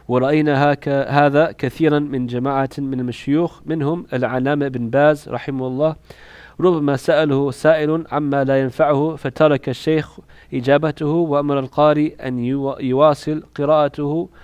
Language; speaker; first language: Arabic; non-native, fluent; English